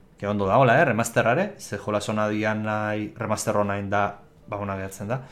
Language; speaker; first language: Basque; native; Basque